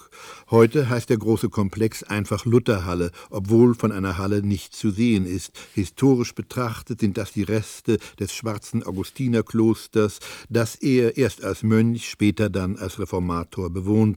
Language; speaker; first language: German; native; German